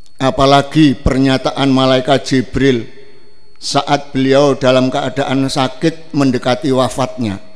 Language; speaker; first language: Indonesian; non-native, local second language; Javanese